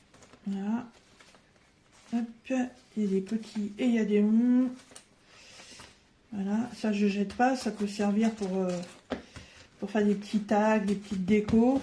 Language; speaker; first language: French; native; French